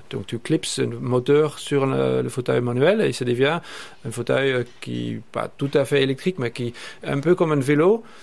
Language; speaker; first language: French; non-native, fluent; Dutch